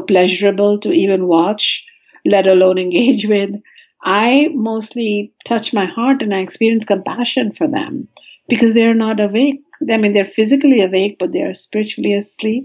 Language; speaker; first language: English; non-native, local second language; Hindi